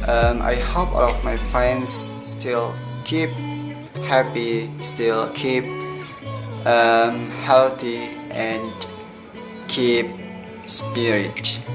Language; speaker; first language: English; non-native, learner; Indonesian